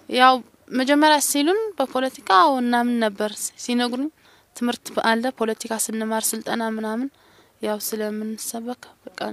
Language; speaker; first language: Amharic; non-native, local second language; Tigrinya